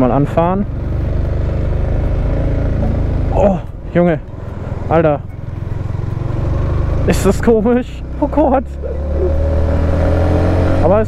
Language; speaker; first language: German; native; German